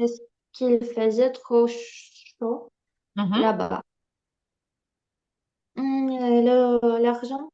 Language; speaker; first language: French; non-native, learner; Ukrainian